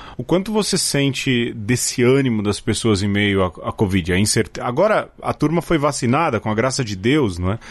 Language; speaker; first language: Portuguese; native; Portuguese